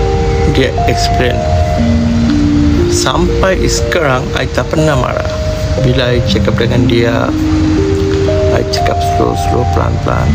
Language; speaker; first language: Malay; non-native, learner; Bangla